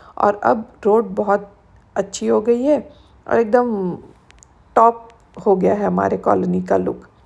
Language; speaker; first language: Hindi; native; Hindi